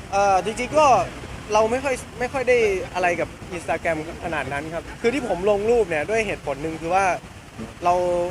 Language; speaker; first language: Thai; native; Thai